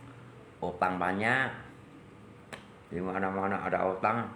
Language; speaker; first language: Indonesian; non-native, local second language; Hakka Chinese